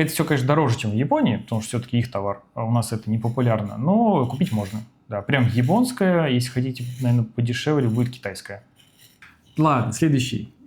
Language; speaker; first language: Russian; native; Russian